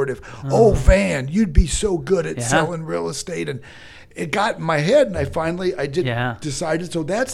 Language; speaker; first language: English; native; English